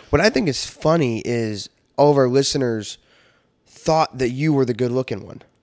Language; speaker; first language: English; native; English